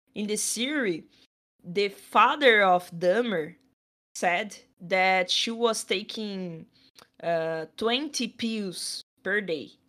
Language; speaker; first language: English; non-native, fluent; Portuguese